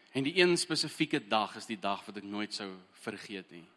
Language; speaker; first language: Afrikaans; early bilingual, heritage; Afrikaans